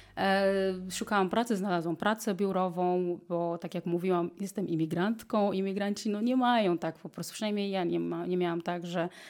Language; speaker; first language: Polish; non-native, fluent; Portuguese